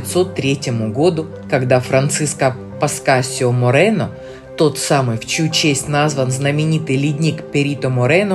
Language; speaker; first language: Russian; native; Russian